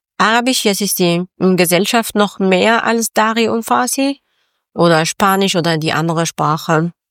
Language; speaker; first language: German; non-native, learner; Persian